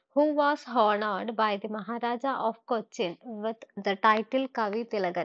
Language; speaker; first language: English; non-native, local second language; Malayalam